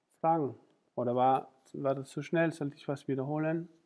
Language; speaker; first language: German; non-native, fluent; Spanish